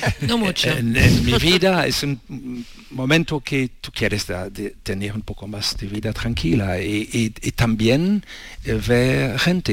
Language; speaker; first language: Spanish; non-native, learner; French